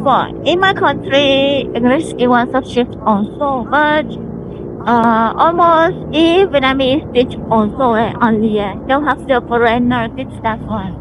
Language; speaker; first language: English; non-native, learner; Vietnamese